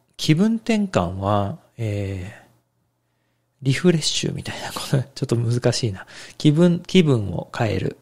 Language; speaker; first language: Japanese; native; Japanese